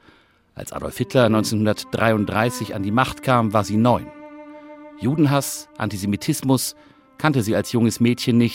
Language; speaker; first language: German; native; German